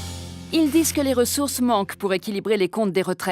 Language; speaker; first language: French; native; French